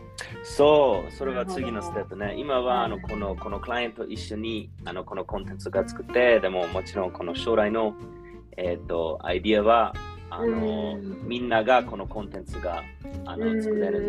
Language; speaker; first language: Japanese; non-native, learner; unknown